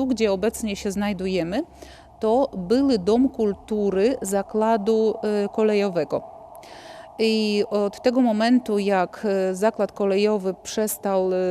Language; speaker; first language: Polish; non-native, local second language; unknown